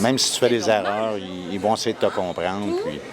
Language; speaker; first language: French; native; French